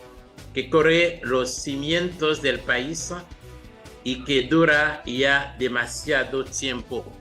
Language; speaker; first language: Spanish; non-native, fluent; Haitian Creole